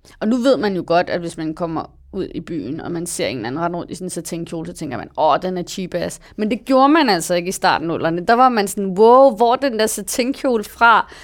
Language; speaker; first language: Danish; early bilingual, other home language; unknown